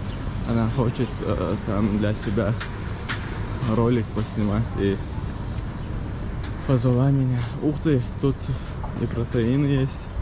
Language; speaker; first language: Russian; non-native, local second language; Chechen